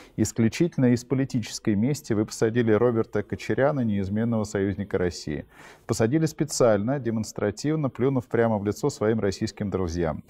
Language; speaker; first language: Russian; native; Russian